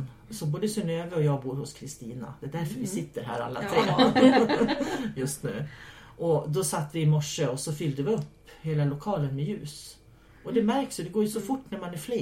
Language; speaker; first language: Swedish; native; Swedish